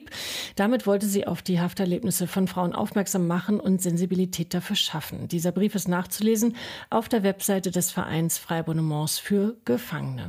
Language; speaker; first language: German; native; German